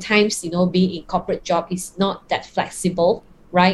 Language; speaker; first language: English; non-native, local second language; Cantonese